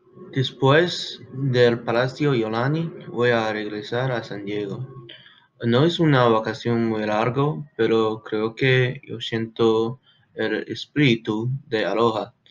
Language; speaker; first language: Spanish; non-native, learner; English